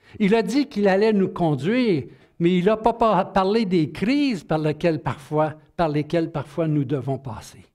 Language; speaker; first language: French; native; French